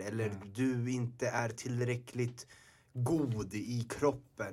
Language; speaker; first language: Swedish; native; Swedish